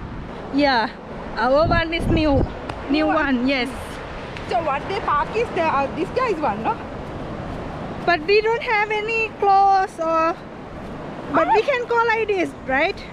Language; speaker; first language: English; non-native, learner; Thai